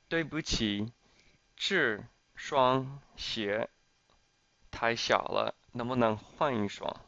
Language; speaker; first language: Chinese; non-native, fluent; English